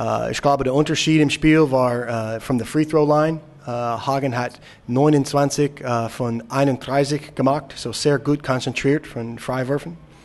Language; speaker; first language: German; non-native, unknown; English